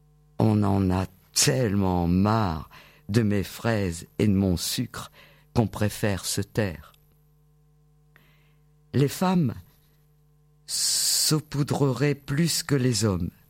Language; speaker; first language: French; native; French